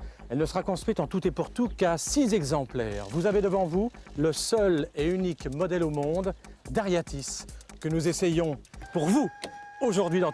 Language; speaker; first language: French; native; French